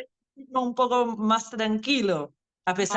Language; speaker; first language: Spanish; non-native, fluent; Portuguese